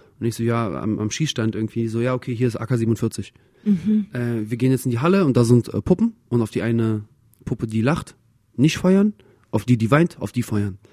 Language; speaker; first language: German; early bilingual, other home language; Russian